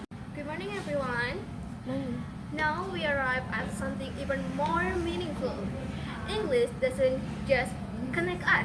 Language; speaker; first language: English; non-native, fluent; Indonesian